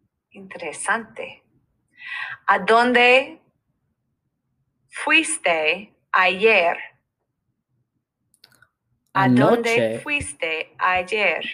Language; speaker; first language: Spanish; non-native, fluent; English